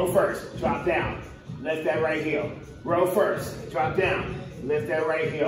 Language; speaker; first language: English; native; English